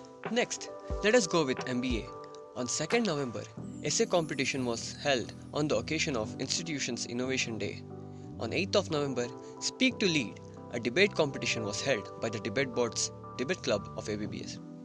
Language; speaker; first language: English; non-native, local second language; Kannada